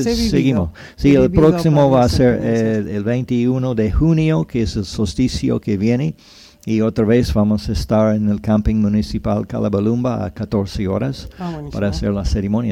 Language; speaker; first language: Spanish; non-native, fluent; English